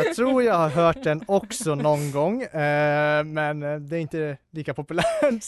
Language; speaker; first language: Swedish; native; Swedish